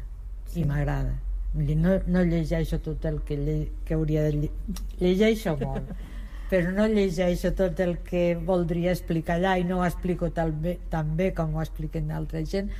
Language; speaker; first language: Catalan; non-native, local second language; Spanish